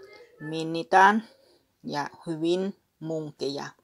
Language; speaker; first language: Finnish; non-native, learner; Northeastern Thai